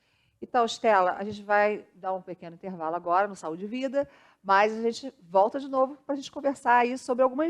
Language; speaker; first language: Portuguese; native; Portuguese